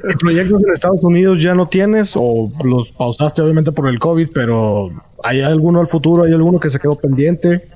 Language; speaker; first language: Spanish; native; Spanish